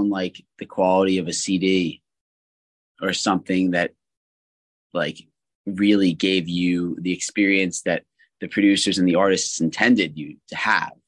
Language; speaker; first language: English; native; English